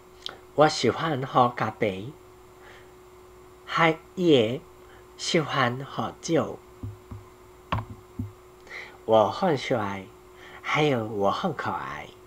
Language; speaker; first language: Chinese; non-native, learner; Korean